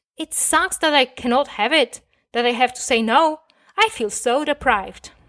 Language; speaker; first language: English; non-native, fluent; Polish